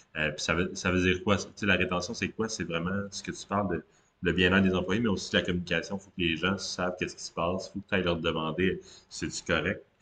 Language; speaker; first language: French; native; French